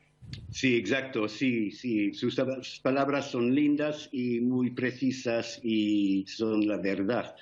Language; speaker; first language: Spanish; non-native, fluent; English